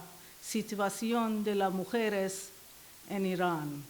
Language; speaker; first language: Spanish; non-native, learner; Persian